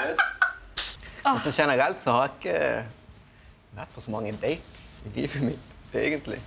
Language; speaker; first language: Norwegian; early bilingual, other home language; Spanish